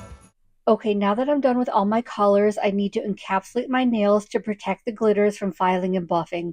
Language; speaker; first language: English; native; English